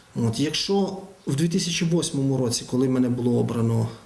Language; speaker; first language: Ukrainian; native; Ukrainian